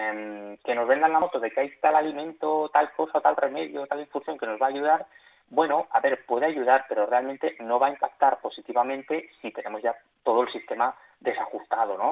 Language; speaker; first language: Spanish; native; Spanish